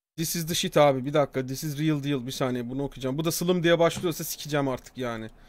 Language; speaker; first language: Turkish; native; Turkish